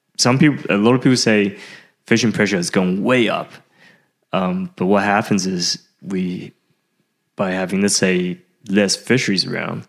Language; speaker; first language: English; early bilingual, other home language; Chinese